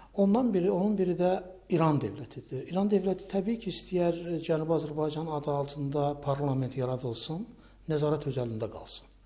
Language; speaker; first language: Azerbaijani; native; Azerbaijani